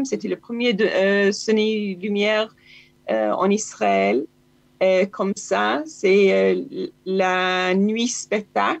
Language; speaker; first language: French; non-native, learner; Hebrew